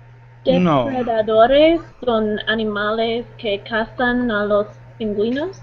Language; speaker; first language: Spanish; non-native, learner; English